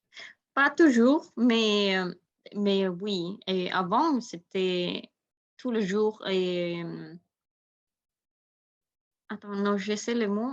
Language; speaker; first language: French; non-native, learner; Spanish